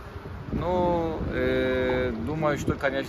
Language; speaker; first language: Russian; non-native, learner; Turkish